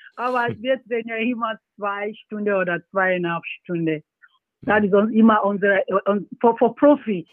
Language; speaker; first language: German; non-native, learner; Yoruba